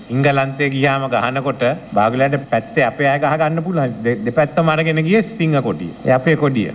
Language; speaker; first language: Sinhala; native; Sinhala